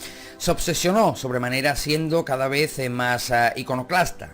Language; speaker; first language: Spanish; native; Spanish